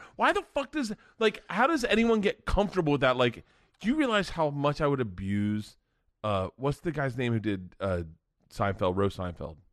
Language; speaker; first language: English; native; English